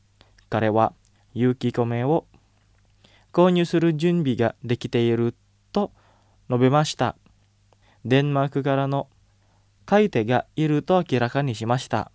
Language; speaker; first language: Japanese; non-native, fluent; Indonesian